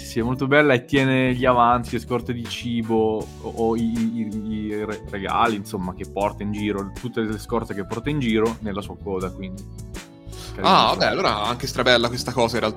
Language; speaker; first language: Italian; native; Italian